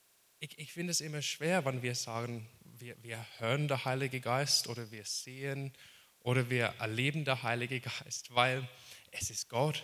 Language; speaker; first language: German; non-native, fluent; English